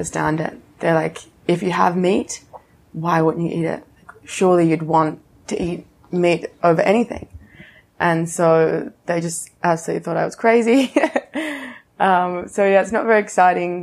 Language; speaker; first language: English; native; English